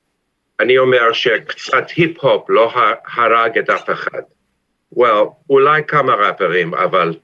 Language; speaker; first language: Hebrew; non-native, fluent; English